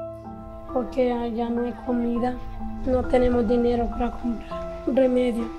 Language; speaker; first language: Spanish; non-native, local second language; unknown